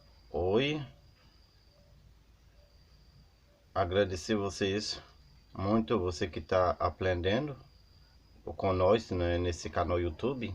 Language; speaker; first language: Portuguese; non-native, learner; Haitian Creole